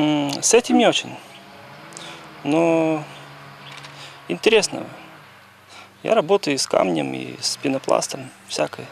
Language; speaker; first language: Russian; non-native, learner; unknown